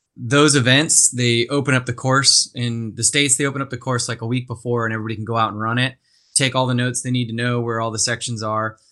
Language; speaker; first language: English; native; English